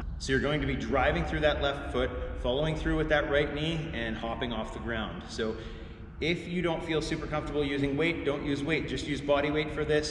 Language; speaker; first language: English; native; English